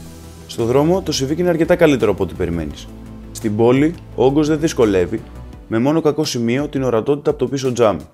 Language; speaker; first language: Greek; native; Greek